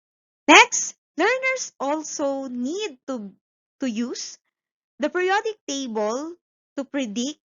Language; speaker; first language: English; non-native, local second language; Filipino